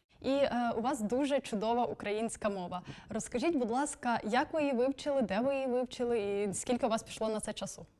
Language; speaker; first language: Ukrainian; native; Ukrainian